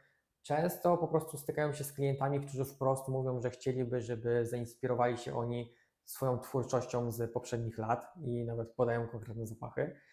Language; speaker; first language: Polish; native; Polish